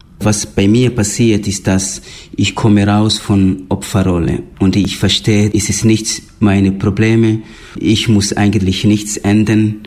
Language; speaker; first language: German; non-native, fluent; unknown